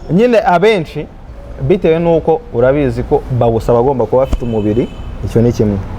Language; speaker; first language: Kinyarwanda; early bilingual, heritage; Kinyarwanda